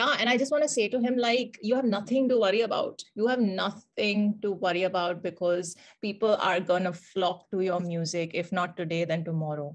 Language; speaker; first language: English; non-native, local second language; Hindi